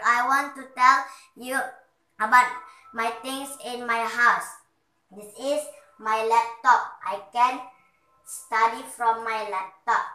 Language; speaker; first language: English; non-native, learner; Indonesian